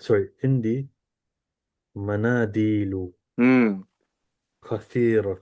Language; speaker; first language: Arabic; non-native, learner; English